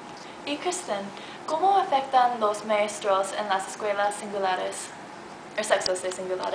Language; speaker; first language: Spanish; non-native, learner; English